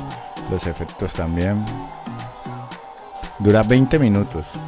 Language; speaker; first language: Spanish; native; Spanish